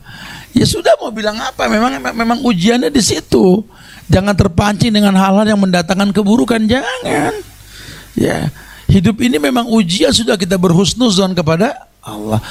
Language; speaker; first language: Indonesian; native; Indonesian